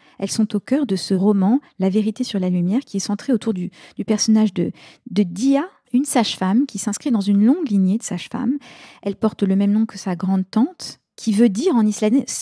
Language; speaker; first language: French; native; French